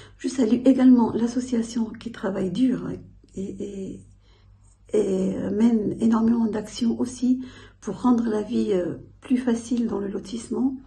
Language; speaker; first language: French; non-native, local second language; Arabic